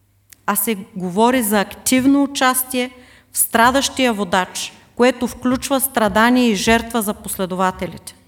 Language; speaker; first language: Bulgarian; native; Bulgarian